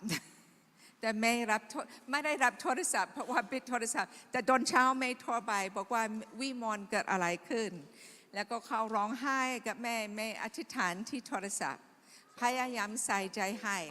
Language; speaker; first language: Thai; non-native, fluent; English